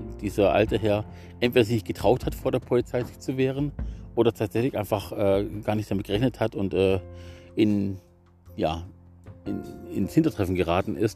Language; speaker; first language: German; native; German